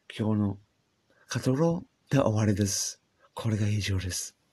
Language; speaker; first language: Japanese; non-native, learner; English